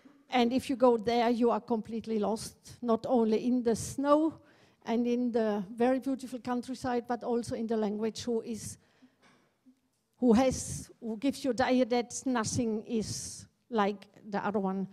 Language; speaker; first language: English; non-native, fluent; French